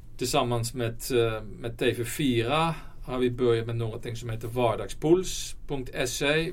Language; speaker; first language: Swedish; non-native, fluent; Dutch